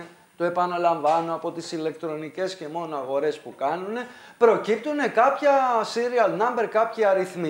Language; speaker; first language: Greek; native; Greek